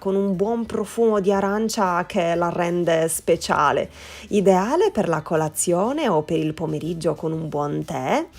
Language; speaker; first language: Italian; native; Italian